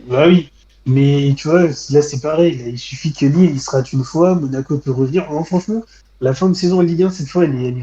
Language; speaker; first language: French; native; French